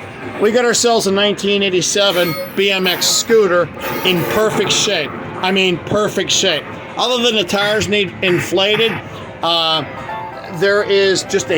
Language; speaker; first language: English; native; English